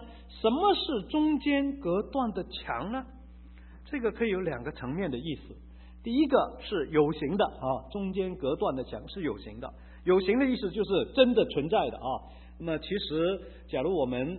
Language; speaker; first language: Chinese; native; Chinese